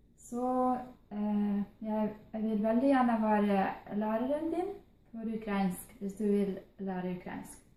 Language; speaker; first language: Norwegian; non-native, fluent; Ukrainian